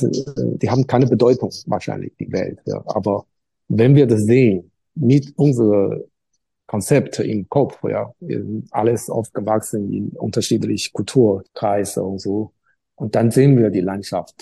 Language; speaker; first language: German; non-native, learner; Chinese